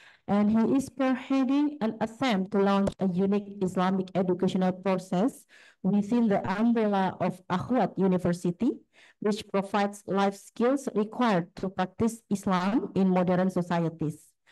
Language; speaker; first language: English; non-native, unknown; Indonesian